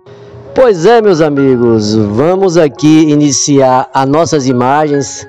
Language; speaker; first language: Portuguese; native; Portuguese